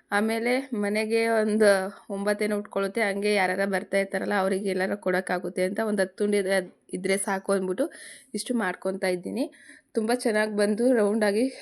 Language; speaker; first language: Kannada; non-native, local second language; Lambadi